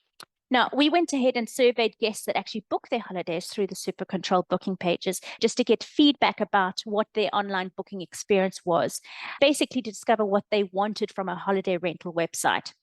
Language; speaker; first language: English; native; English